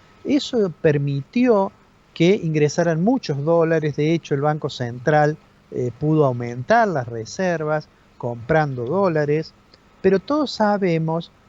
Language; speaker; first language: Spanish; native; Spanish